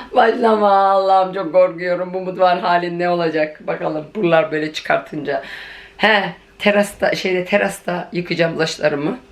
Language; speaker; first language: Turkish; early bilingual, heritage; Turkish